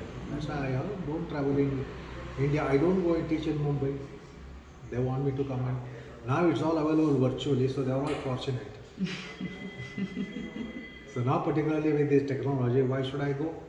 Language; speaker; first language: English; non-native, fluent; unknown